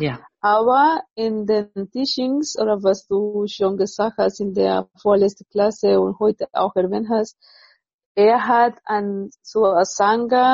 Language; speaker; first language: German; non-native, fluent; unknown